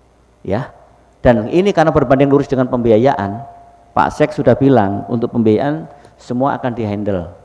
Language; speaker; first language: Indonesian; native; Indonesian